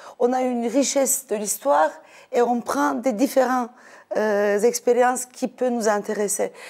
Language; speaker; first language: French; non-native, fluent; Turkish